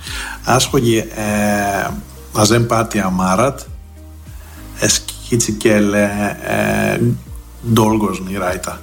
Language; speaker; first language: Hungarian; non-native, fluent; Greek